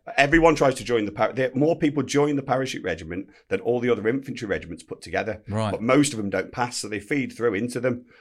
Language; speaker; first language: English; native; English